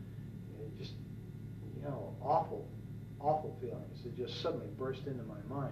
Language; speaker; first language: English; native; English